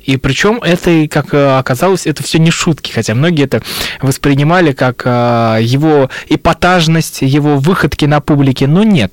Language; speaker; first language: Russian; native; Russian